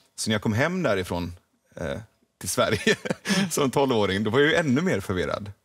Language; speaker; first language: Swedish; early bilingual, other home language; Persian